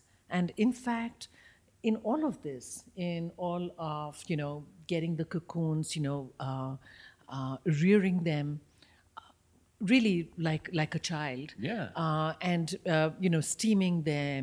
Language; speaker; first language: English; non-native, local second language; Bangla